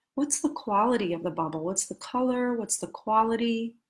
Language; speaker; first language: English; native; English